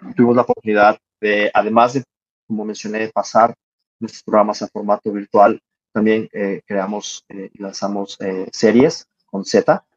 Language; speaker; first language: Spanish; native; Spanish